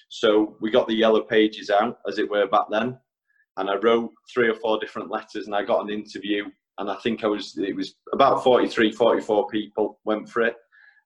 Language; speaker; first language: English; native; English